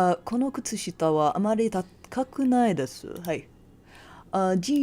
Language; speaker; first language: Japanese; non-native, learner; English